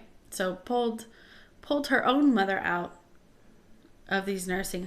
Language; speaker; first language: English; native; English